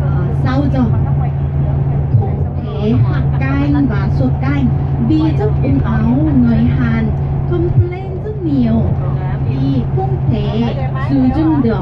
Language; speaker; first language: Vietnamese; non-native, learner; Korean